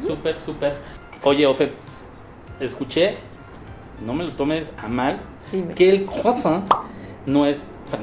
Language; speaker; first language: Spanish; native; Spanish